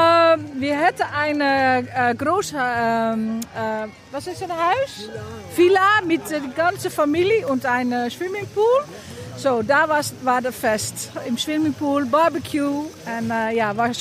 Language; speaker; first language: German; non-native, learner; Dutch